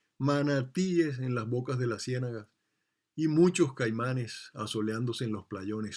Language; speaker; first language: Spanish; native; Spanish